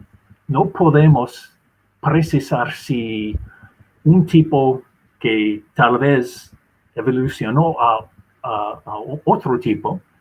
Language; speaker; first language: Spanish; non-native, fluent; English